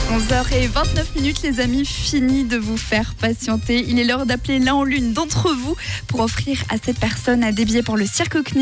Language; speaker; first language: French; native; French